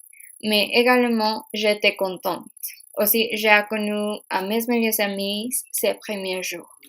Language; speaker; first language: French; non-native, learner; Spanish